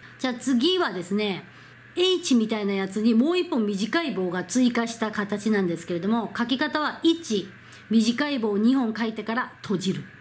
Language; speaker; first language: Japanese; non-native, fluent; Korean